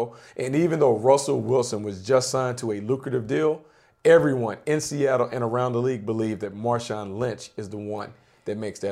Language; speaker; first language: English; native; English